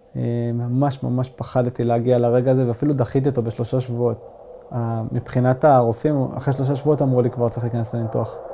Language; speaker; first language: Hebrew; non-native, local second language; Arabic